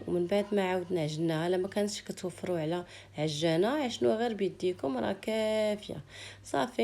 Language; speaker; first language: Arabic; native; Arabic